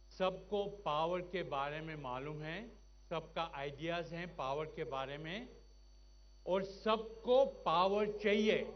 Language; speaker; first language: Hindi; non-native, fluent; Gujarati